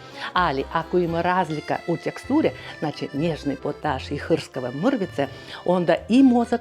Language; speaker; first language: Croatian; non-native, fluent; Russian